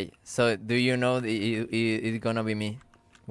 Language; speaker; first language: English; non-native, learner; Spanish